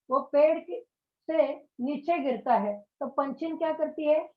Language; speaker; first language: Hindi; non-native, local second language; Marathi